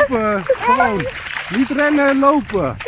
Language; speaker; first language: Dutch; native; Dutch